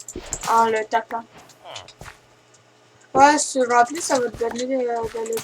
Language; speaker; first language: French; native; French